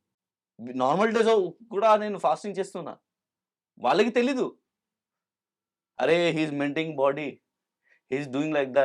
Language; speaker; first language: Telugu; non-native, local second language; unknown